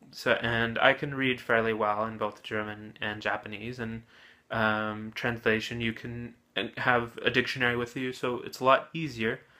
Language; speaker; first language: English; native; English